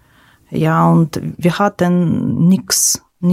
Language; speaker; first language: German; non-native, learner; Ukrainian